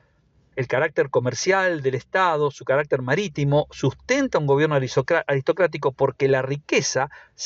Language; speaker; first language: Spanish; native; Spanish